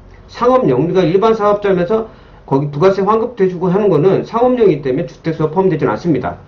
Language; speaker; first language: Korean; native; Korean